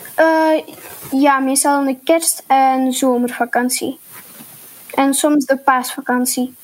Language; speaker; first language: Dutch; early bilingual, other home language; Lithuanian